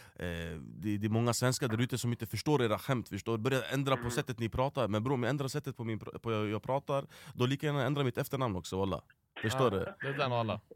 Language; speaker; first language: Swedish; native; Swedish